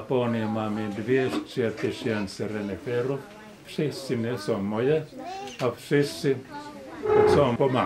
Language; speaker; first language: Polish; non-native, learner; Finnish